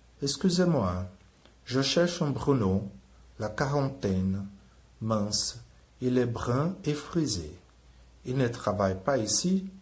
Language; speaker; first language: French; non-native, fluent; Portuguese